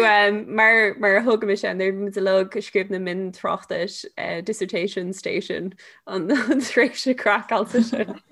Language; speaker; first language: Irish; non-native, local second language; English